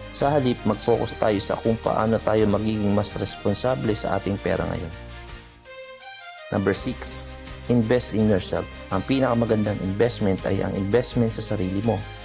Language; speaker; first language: Filipino; native; Filipino